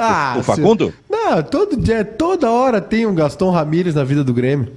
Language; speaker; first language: Portuguese; native; Portuguese